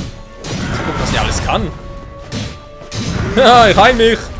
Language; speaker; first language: German; native; German